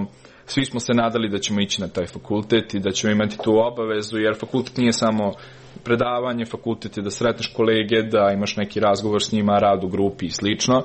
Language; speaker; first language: Serbian; native; Serbian